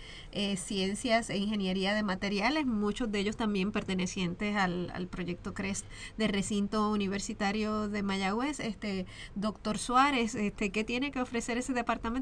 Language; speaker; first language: Spanish; native; Spanish